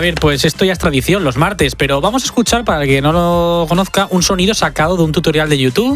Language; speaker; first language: Spanish; native; Spanish